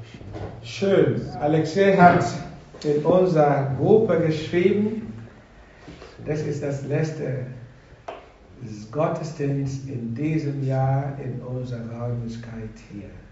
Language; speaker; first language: German; non-native, fluent; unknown